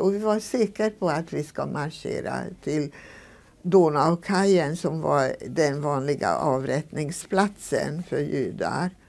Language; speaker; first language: Swedish; non-native, fluent; Hungarian